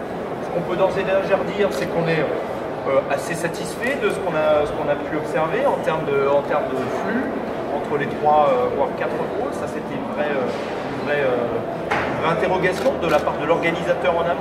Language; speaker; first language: French; native; French